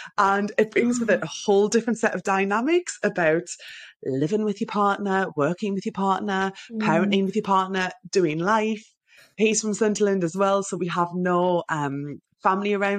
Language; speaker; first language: English; native; English